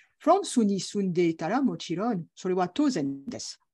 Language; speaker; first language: Japanese; non-native, learner; French